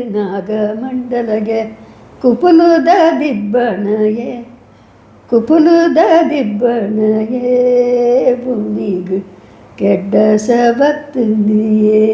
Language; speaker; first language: Kannada; non-native, local second language; Tulu